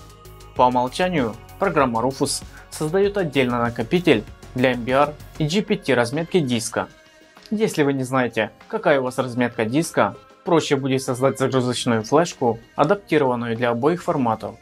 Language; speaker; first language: Russian; native; Russian